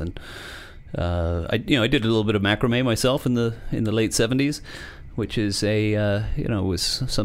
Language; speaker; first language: English; native; English